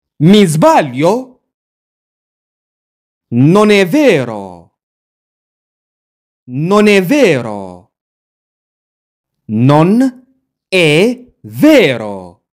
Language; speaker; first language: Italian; non-native, fluent; Arabic